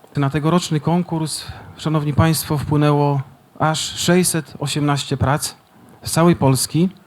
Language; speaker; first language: Polish; native; Polish